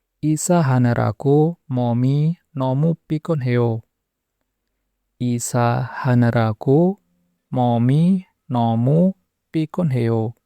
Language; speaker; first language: Korean; non-native, fluent; Indonesian